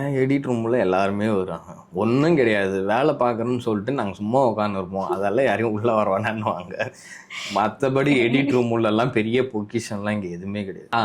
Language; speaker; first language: Tamil; native; Tamil